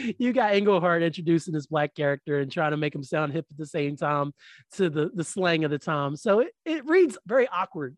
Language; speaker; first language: English; native; English